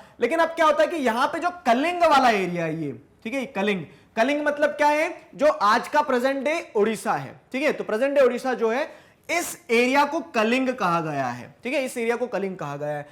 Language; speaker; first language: Hindi; native; Hindi